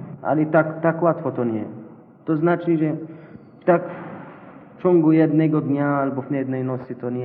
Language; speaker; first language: Polish; non-native, learner; Arabic